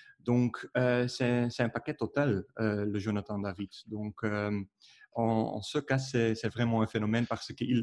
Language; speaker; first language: French; non-native, learner; Dutch